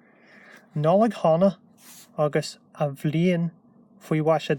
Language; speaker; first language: Irish; non-native, local second language; English